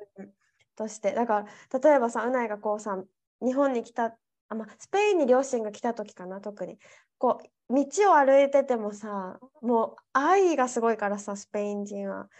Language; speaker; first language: Japanese; native; Japanese